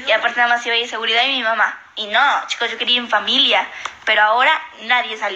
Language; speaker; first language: Spanish; native; Spanish